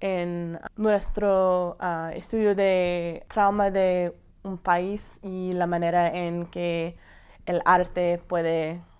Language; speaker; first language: Spanish; non-native, fluent; English